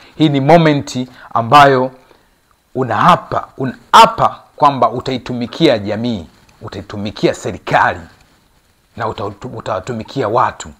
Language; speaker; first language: Swahili; native; Swahili